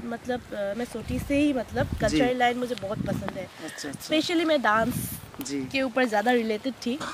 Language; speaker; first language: Hindi; non-native, local second language; Assamese